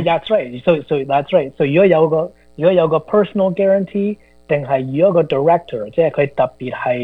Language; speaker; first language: Chinese; early bilingual, heritage; Cantonese